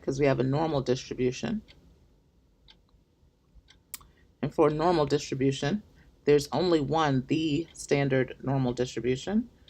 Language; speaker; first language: English; native; English